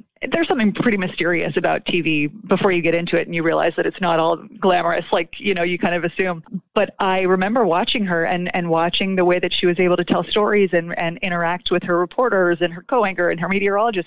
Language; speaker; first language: English; native; English